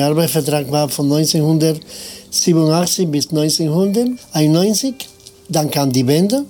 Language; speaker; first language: German; non-native, fluent; Spanish